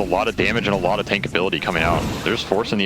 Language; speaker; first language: English; native; English